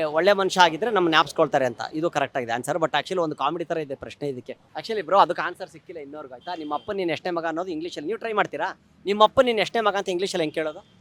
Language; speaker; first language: Kannada; native; Kannada